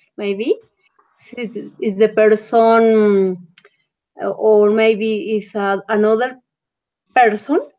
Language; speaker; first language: English; non-native, learner; Spanish